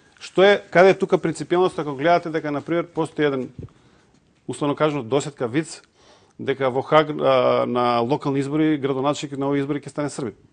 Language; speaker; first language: Macedonian; non-native, local second language; Serbian